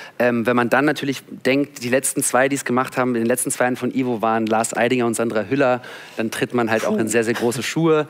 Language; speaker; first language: German; early bilingual, other home language; Russian